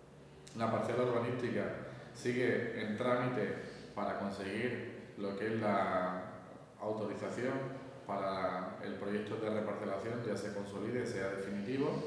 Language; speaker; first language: Spanish; native; Spanish